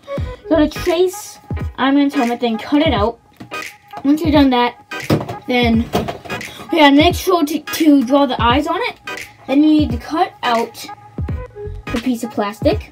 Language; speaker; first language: English; native; English